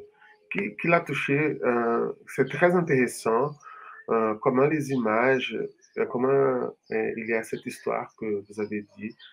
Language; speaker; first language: French; non-native, fluent; Portuguese